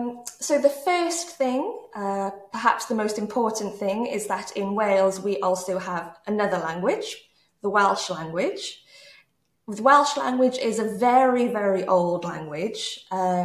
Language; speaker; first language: English; native; English